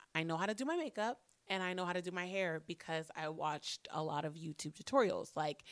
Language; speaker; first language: English; native; English